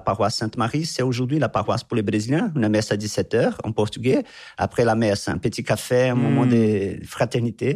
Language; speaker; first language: French; non-native, fluent; Portuguese